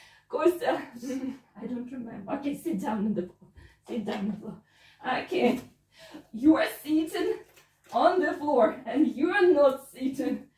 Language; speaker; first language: English; non-native, fluent; Russian